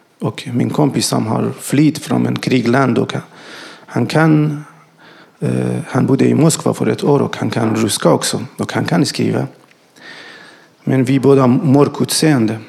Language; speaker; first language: Swedish; non-native, learner; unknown